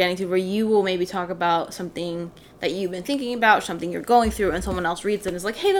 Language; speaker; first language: English; non-native, fluent; Swedish